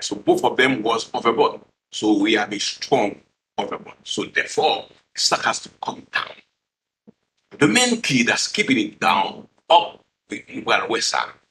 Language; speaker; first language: English; non-native, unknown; Haitian Creole